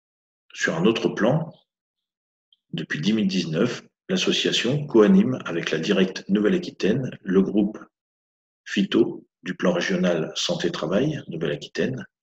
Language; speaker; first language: French; native; French